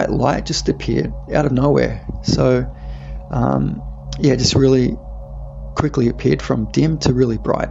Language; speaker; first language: English; native; English